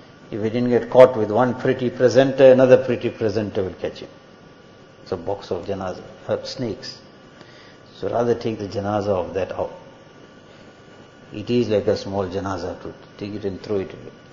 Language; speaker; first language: English; native; English